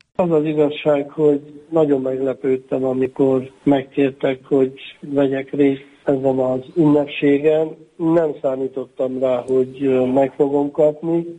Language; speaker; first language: Hungarian; non-native, local second language; Romanian